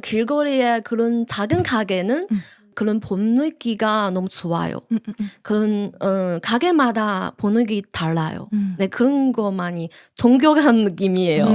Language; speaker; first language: Korean; non-native, learner; Chinese